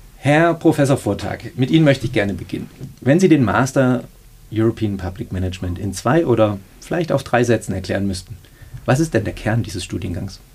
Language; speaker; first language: German; native; German